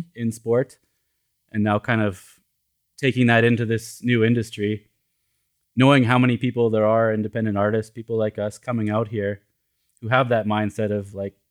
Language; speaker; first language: English; native; English